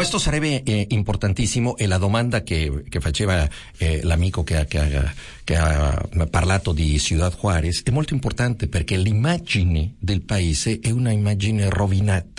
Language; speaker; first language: Italian; non-native, fluent; Spanish